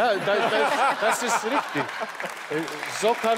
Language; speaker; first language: German; non-native, local second language; Polish